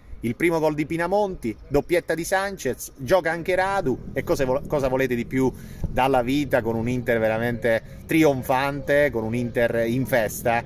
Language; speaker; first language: Italian; native; Italian